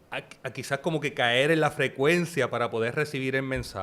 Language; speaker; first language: Spanish; native; Spanish